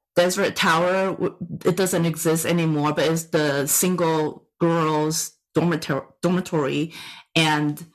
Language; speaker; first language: English; non-native, fluent; Chinese